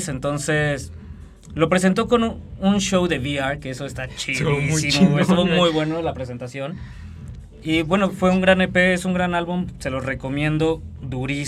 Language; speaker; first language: Spanish; native; Spanish